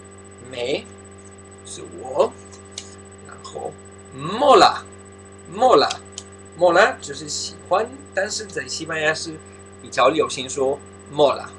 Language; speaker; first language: Chinese; non-native, fluent; Spanish